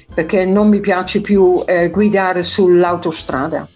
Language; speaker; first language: Italian; non-native, fluent; Dutch